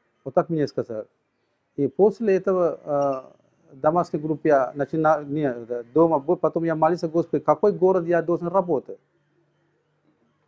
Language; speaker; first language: Russian; non-native, learner; Sinhala